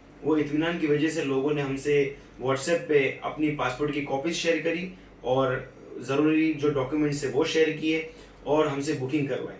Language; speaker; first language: Hindi; native; Hindi